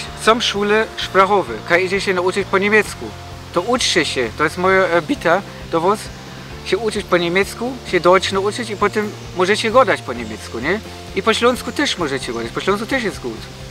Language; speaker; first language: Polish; early bilingual, heritage; German